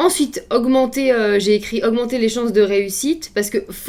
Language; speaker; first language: French; native; French